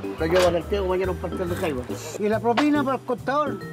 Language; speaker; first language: Spanish; native; Spanish